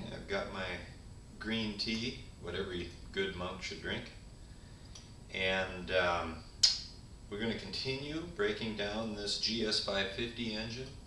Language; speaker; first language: English; native; English